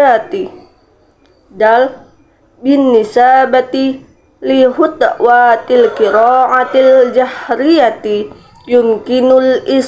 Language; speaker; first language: Arabic; non-native, learner; Indonesian